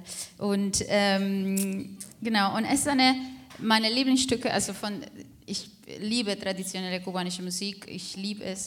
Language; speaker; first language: German; non-native, fluent; Spanish